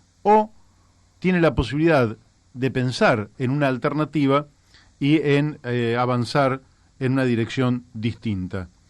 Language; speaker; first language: Spanish; native; Spanish